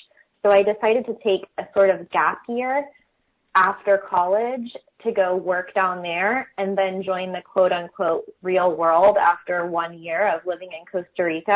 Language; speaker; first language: English; native; English